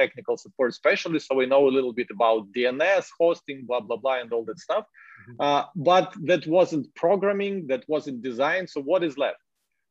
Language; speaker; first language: English; non-native, fluent; Ukrainian